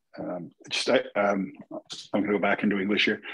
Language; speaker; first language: English; native; English